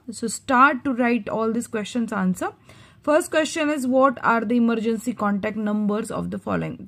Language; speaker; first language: English; non-native, local second language; Marathi